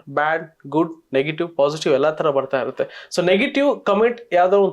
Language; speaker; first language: Kannada; native; Kannada